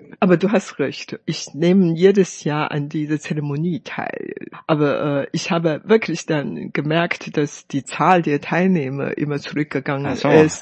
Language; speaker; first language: German; non-native, fluent; Chinese